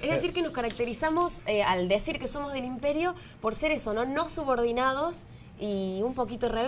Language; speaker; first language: Spanish; native; Spanish